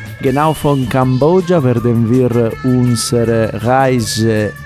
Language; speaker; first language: German; non-native, learner; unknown